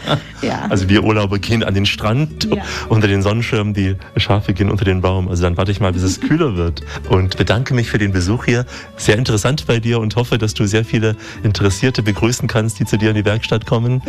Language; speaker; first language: German; native; German